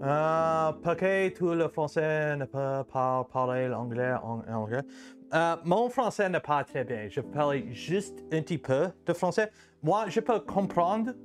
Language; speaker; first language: French; non-native, learner; English